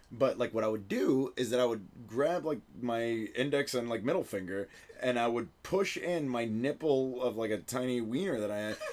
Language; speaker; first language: English; early bilingual, other home language; Spanish